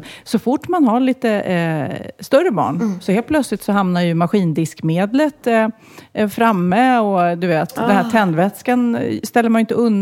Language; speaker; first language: Swedish; native; Swedish